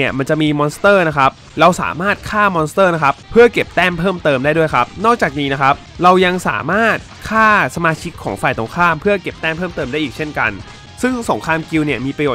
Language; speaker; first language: Thai; native; Thai